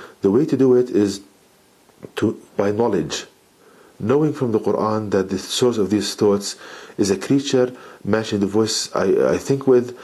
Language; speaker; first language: English; non-native, fluent; Arabic